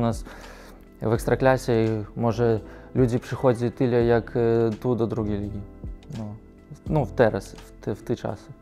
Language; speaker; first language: Polish; non-native, learner; Russian